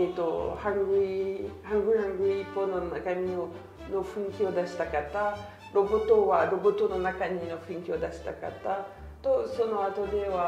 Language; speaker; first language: Japanese; non-native, learner; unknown